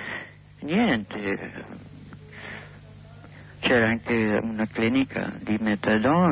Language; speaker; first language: Italian; non-native, learner; English